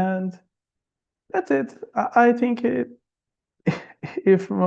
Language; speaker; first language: English; non-native, learner; Portuguese